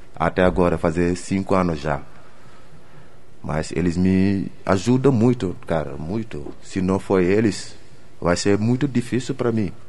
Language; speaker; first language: Portuguese; non-native, learner; Wolof